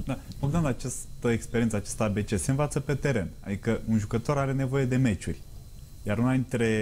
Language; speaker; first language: Romanian; native; Romanian